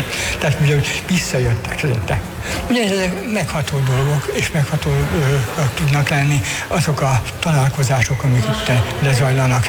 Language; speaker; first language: Hungarian; native; Hungarian